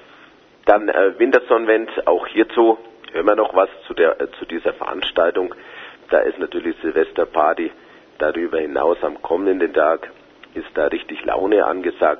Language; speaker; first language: German; native; German